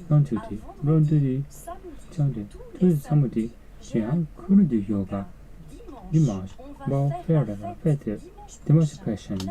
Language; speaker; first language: French; non-native, learner; Japanese